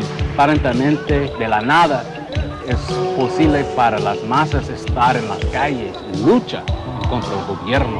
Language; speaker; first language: Spanish; non-native, fluent; English